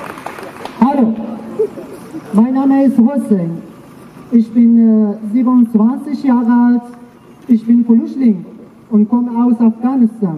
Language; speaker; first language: German; non-native, learner; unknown